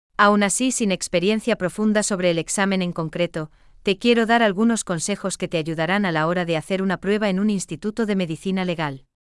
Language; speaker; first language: Spanish; non-native, fluent; German